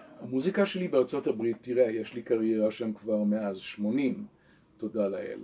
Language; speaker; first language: Hebrew; non-native, local second language; English